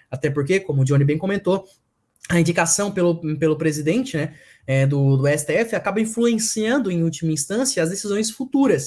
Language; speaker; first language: Portuguese; native; Portuguese